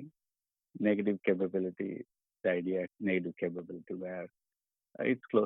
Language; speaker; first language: English; non-native, local second language; Tamil